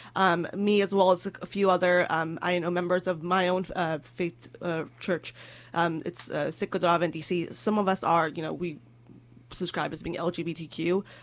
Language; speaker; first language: English; native; English